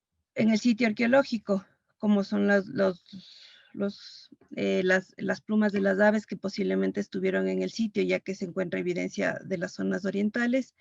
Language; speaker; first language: Spanish; native; Spanish